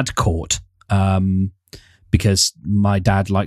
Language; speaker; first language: English; native; English